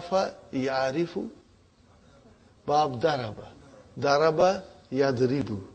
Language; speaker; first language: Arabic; non-native, fluent; Urdu